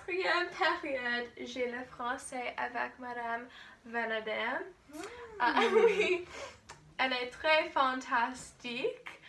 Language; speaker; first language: French; non-native, learner; English